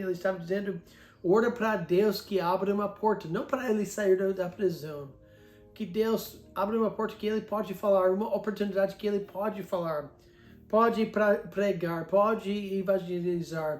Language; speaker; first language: Portuguese; non-native, fluent; English